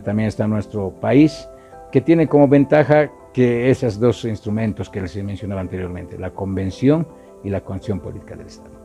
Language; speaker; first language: Spanish; native; Spanish